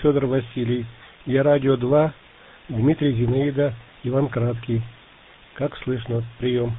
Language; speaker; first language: Russian; native; Russian